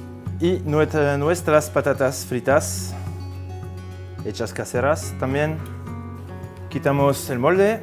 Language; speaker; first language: Spanish; non-native, fluent; French